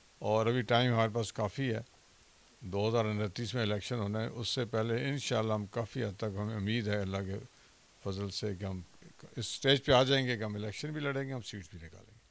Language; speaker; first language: Urdu; non-native, local second language; Punjabi